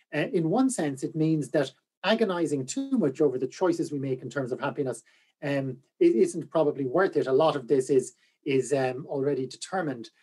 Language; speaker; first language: English; native; English